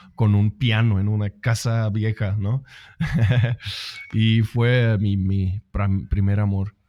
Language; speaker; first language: Spanish; non-native, fluent; Swedish